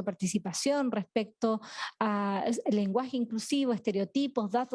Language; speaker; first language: Spanish; native; Spanish